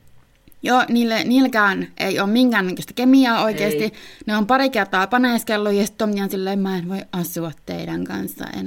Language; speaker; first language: Finnish; native; Finnish